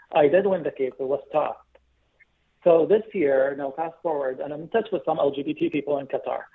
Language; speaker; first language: English; non-native, fluent; Arabic